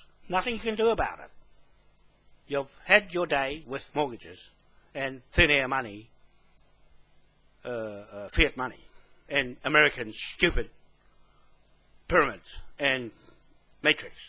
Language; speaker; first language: English; native; English